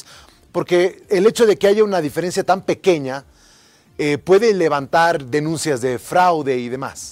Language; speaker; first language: Spanish; native; Spanish